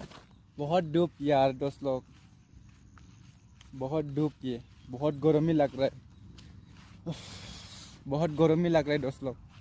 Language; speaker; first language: Hindi; non-native, local second language; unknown